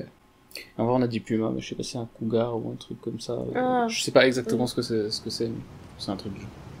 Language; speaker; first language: French; native; French